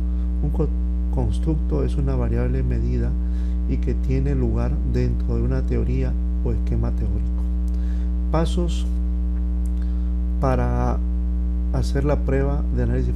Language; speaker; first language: Spanish; native; Spanish